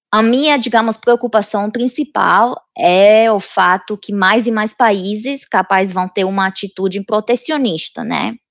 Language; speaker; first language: Portuguese; non-native, fluent; Romanian